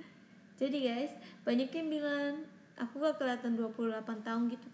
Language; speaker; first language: Indonesian; non-native, fluent; Japanese